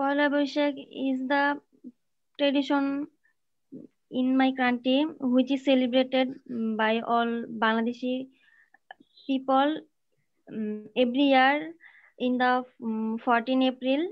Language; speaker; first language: English; non-native, learner; Bangla